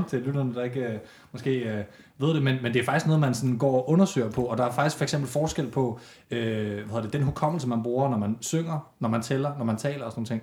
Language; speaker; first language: Danish; native; Danish